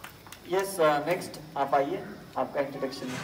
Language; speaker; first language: Hindi; native; Hindi